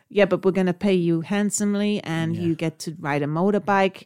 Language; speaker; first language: English; native; English